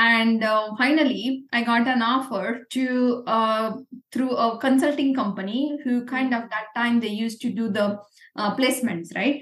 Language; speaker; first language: English; non-native, local second language; Marathi